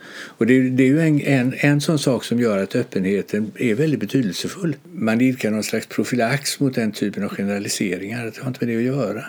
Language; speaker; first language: Swedish; native; Swedish